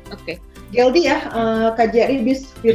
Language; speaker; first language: Turkish; non-native, learner; Indonesian